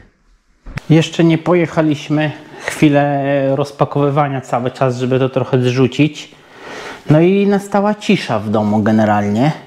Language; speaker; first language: Polish; native; Polish